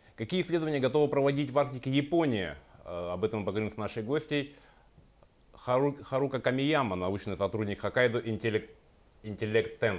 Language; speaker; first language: Russian; native; Russian